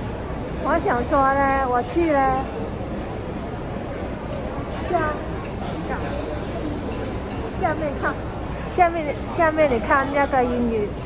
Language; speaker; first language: Chinese; non-native, local second language; Cantonese